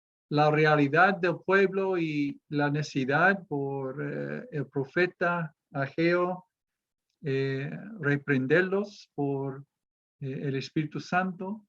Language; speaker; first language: Spanish; non-native, fluent; English